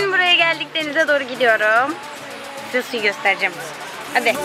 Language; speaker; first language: Turkish; native; Turkish